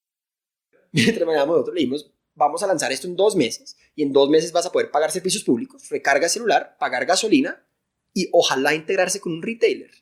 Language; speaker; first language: Spanish; native; Spanish